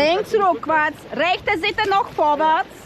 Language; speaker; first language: German; non-native, learner; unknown